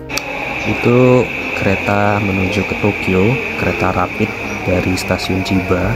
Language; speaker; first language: Indonesian; native; Indonesian